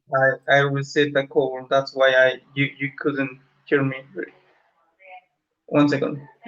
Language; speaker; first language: English; non-native, learner; Spanish